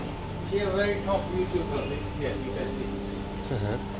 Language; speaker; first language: English; non-native, local second language; Hindi